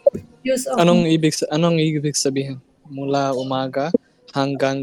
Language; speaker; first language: Filipino; non-native, learner; English